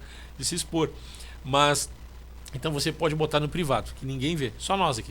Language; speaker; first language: Portuguese; native; Portuguese